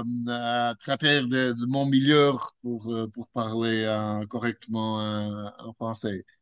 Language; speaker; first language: French; non-native, learner; Portuguese